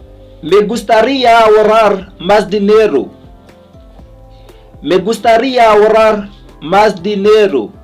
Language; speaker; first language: Spanish; non-native, learner; Haitian Creole